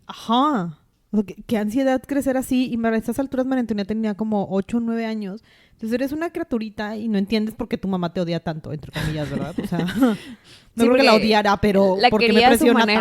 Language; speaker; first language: Spanish; native; Spanish